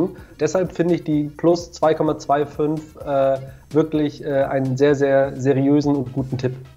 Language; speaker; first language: German; native; German